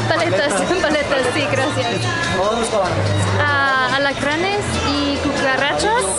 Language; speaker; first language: Spanish; non-native, learner; English